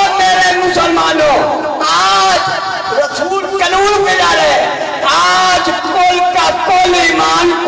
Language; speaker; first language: Urdu; non-native, local second language; Punjabi